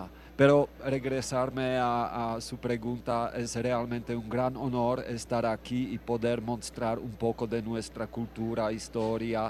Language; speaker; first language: Spanish; non-native, fluent; Czech